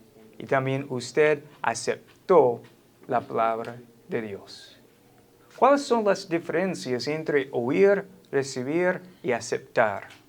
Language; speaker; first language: Spanish; non-native, fluent; English